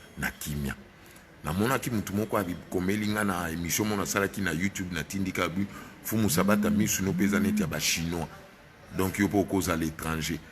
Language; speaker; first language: Lingala; non-native, local second language; Luba-Lulua